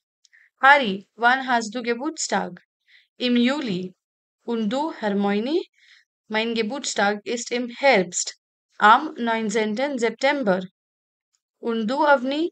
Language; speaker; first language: German; non-native, fluent; Hindi